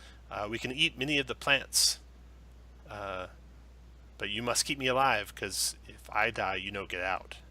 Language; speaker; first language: English; native; English